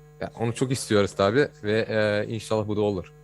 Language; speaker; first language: Turkish; early bilingual, heritage; Turkish